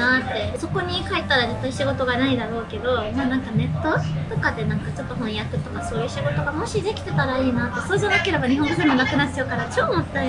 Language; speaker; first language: Japanese; non-native, fluent; English